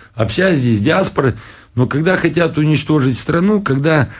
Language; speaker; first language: Russian; non-native, local second language; Romanian